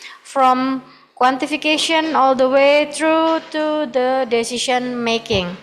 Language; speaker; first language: English; non-native, fluent; Indonesian